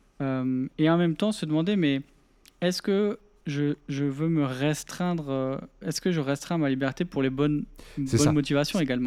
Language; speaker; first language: French; native; French